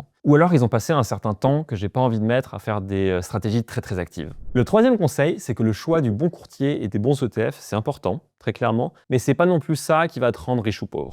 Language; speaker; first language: French; native; French